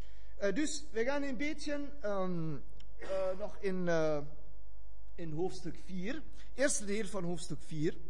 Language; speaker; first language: Dutch; non-native, fluent; German